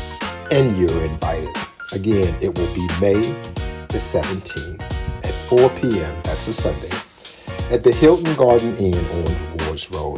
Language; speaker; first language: English; native; English